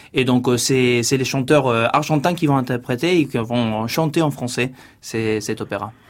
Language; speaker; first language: French; non-native, fluent; Spanish